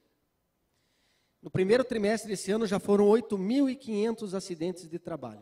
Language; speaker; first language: Portuguese; native; Portuguese